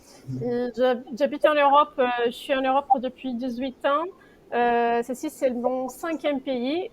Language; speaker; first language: French; non-native, fluent; Portuguese